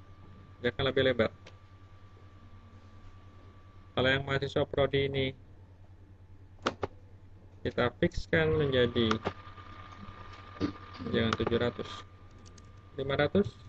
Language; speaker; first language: Indonesian; native; Indonesian